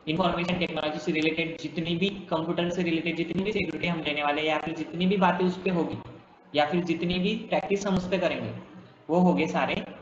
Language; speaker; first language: Hindi; non-native, local second language; Marathi